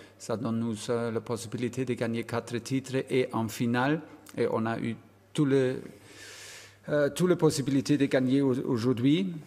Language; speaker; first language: French; non-native, learner; German